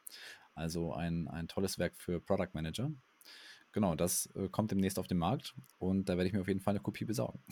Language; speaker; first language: German; native; German